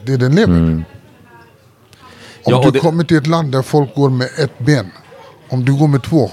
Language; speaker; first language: Swedish; early bilingual, other home language; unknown